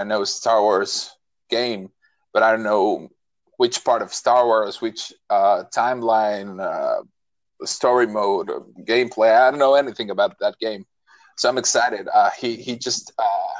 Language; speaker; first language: English; non-native, fluent; Spanish